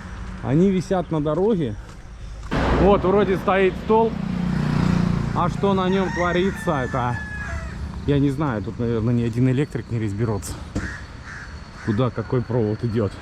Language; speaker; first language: Russian; native; Russian